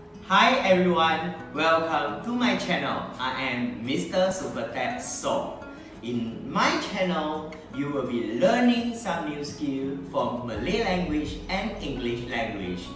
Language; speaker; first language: English; non-native, local second language; Chinese